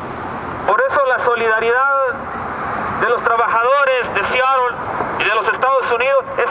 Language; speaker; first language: Spanish; native; Spanish